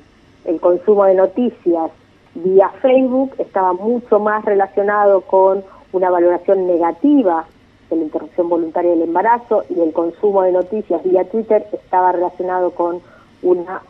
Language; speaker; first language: Spanish; native; Spanish